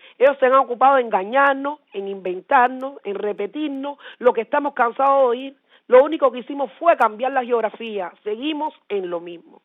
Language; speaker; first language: Spanish; native; Spanish